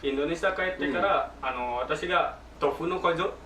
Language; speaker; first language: Japanese; non-native, learner; Indonesian